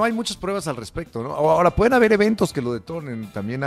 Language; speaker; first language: Spanish; native; Spanish